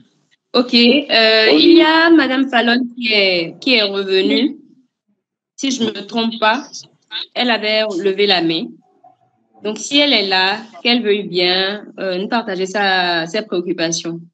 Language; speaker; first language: French; native; French